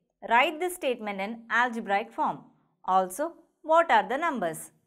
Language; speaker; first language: English; non-native, local second language; Malayalam